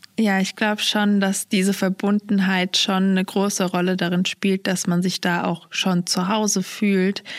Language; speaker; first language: German; early bilingual, other home language; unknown